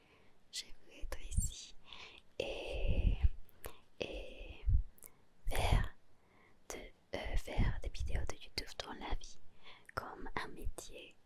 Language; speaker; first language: French; non-native, learner; Spanish